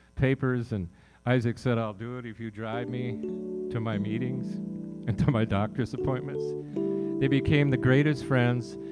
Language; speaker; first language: English; native; English